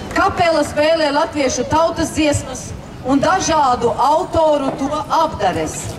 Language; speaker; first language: Latvian; native; Latvian